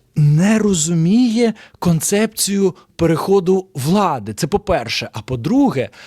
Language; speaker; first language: Ukrainian; non-native, local second language; Russian